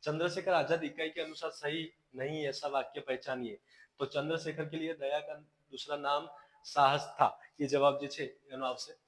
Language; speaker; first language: Hindi; non-native, local second language; Gujarati